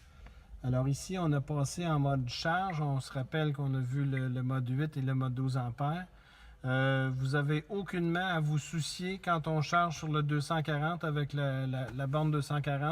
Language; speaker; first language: French; native; French